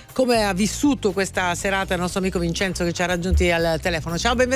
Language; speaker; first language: Italian; native; Italian